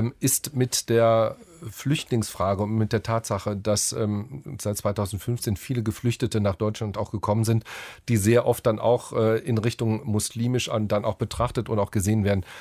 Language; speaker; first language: German; native; German